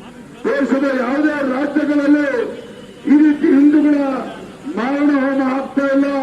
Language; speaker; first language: Kannada; native; Kannada